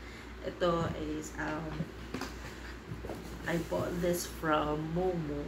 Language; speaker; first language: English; non-native, local second language; Filipino